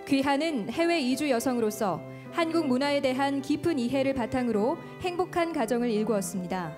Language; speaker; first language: Korean; native; Korean